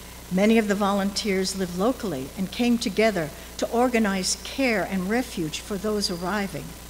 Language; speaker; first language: English; native; English